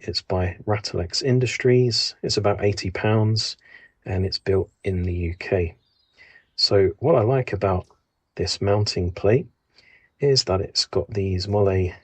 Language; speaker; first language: English; native; English